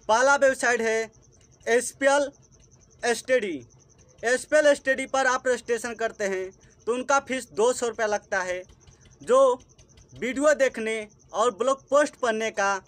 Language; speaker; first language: Hindi; native; Hindi